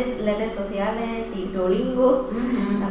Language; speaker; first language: Spanish; non-native, learner; Korean